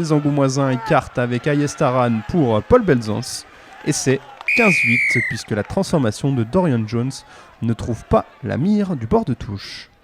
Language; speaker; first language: French; native; French